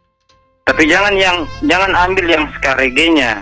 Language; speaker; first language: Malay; non-native, local second language; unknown